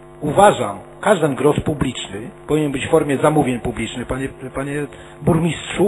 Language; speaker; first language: Polish; native; Polish